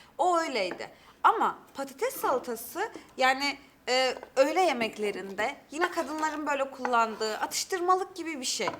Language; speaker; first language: Turkish; native; Turkish